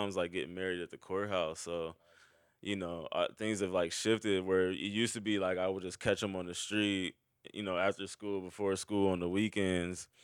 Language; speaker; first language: English; native; English